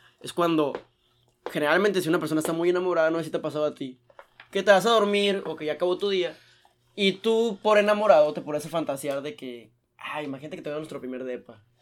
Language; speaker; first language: Spanish; native; Spanish